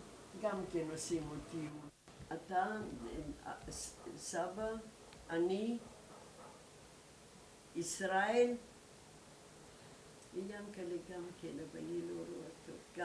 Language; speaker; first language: Hebrew; non-native, learner; German